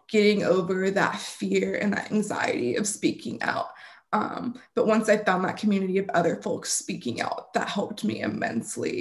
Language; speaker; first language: English; native; English